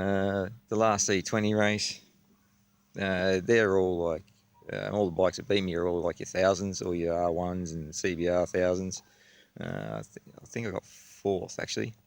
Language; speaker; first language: English; native; English